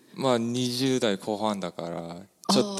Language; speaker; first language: Japanese; non-native, fluent; Korean